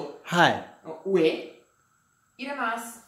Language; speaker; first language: Japanese; non-native, learner; Italian